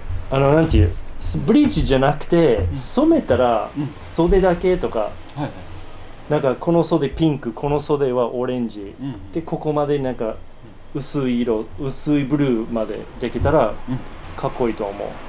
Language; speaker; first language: Japanese; native; Japanese